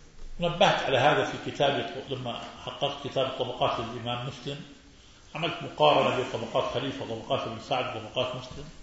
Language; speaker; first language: Arabic; native; Arabic